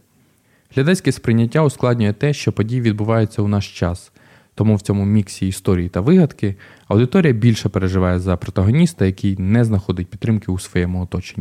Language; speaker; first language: Ukrainian; native; Ukrainian